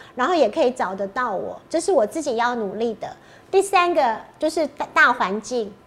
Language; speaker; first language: Chinese; native; Chinese